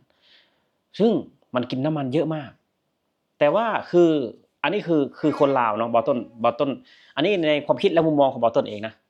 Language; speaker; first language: Thai; non-native, local second language; Northeastern Thai